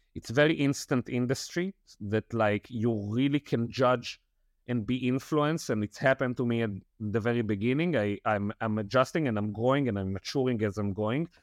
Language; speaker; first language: English; non-native, fluent; Italian